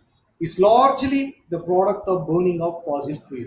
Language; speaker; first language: English; non-native, local second language; Tamil